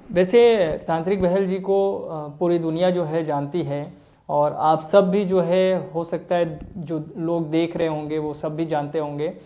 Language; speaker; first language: Hindi; native; Hindi